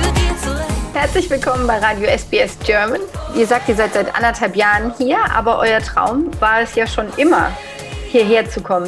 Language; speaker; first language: German; native; German